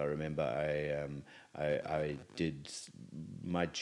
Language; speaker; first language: English; native; English